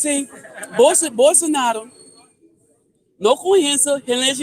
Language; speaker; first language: Portuguese; non-native, learner; English